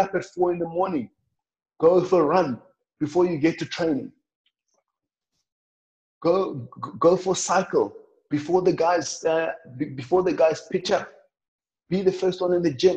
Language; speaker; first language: English; non-native, local second language; Northern Sotho